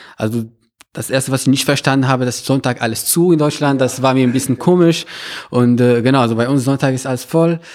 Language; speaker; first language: German; non-native, fluent; Arabic